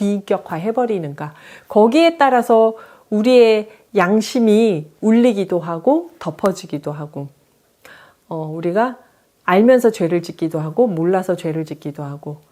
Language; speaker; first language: Korean; native; Korean